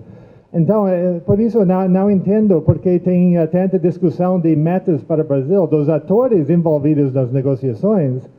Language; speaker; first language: Portuguese; non-native, fluent; English